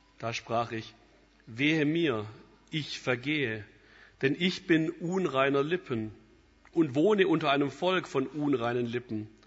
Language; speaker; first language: German; native; German